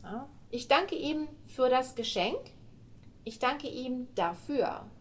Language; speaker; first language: German; non-native, fluent; English